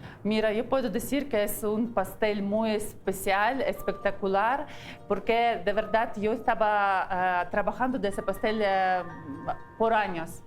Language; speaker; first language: Spanish; non-native, learner; Ukrainian